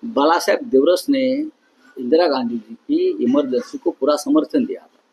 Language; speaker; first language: Hindi; non-native, local second language; Marathi